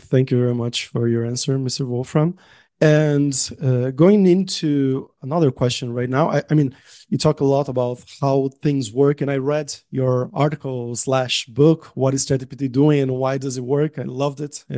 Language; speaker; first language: English; non-native, fluent; Portuguese